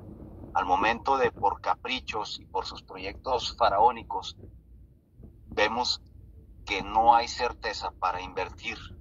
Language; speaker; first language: Spanish; native; Spanish